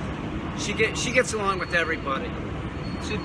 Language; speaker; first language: English; native; English